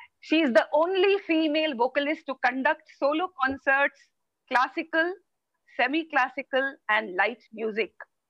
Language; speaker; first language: English; non-native, local second language; Marathi